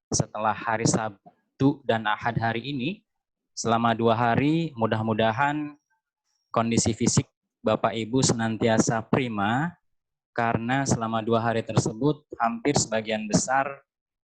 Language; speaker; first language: Indonesian; native; Indonesian